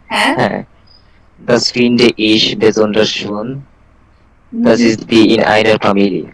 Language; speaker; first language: German; non-native, learner; Bangla